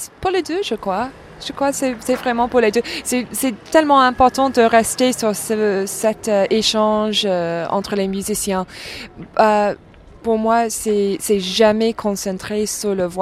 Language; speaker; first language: French; non-native, fluent; English